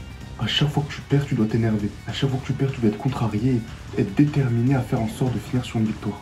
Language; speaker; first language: French; native; French